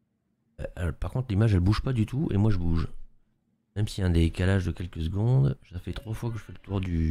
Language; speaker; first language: French; native; French